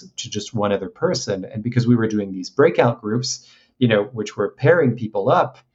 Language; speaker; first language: English; non-native, fluent; French